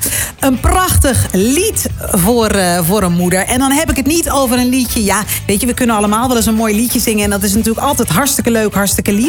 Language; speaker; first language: Dutch; native; Dutch